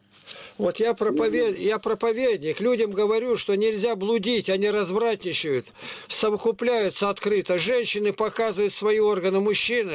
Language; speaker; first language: Russian; native; Russian